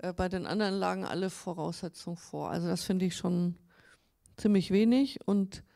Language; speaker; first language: German; native; German